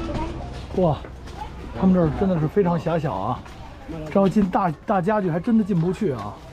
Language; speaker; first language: Chinese; native; Chinese